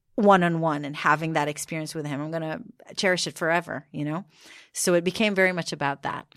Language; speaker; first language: English; non-native, fluent; Hebrew